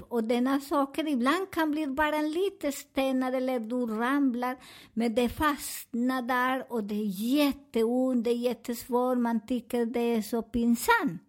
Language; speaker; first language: Swedish; non-native, learner; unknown